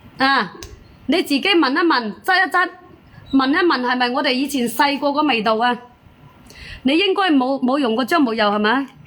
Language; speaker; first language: Cantonese; native; Cantonese